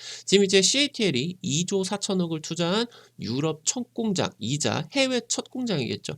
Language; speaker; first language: Korean; native; Korean